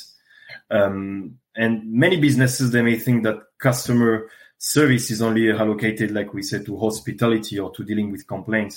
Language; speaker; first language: English; non-native, fluent; French